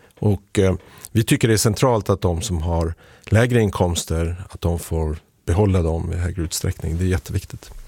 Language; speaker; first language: Swedish; native; Swedish